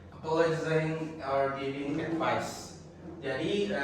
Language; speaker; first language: English; non-native, learner; Indonesian